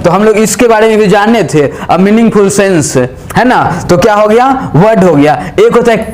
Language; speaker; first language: Hindi; native; Hindi